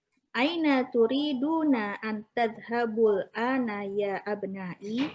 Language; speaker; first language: Arabic; non-native, learner; Indonesian